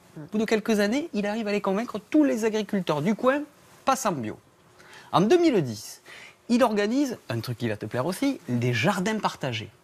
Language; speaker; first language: French; native; French